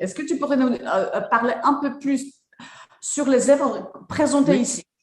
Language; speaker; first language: French; non-native, fluent; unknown